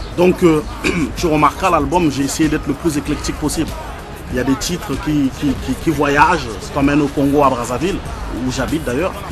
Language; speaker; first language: French; early bilingual, other home language; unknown